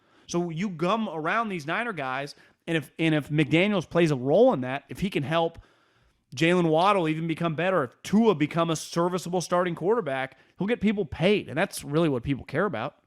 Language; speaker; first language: English; native; English